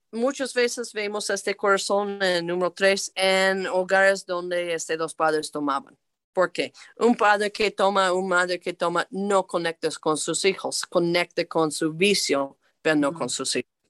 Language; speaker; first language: Spanish; non-native, fluent; English